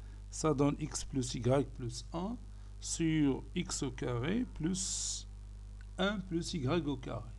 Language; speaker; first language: French; non-native, local second language; Arabic